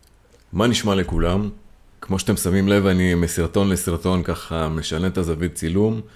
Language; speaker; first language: Hebrew; native; Hebrew